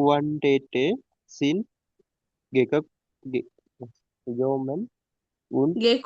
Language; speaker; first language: German; non-native, learner; Tamil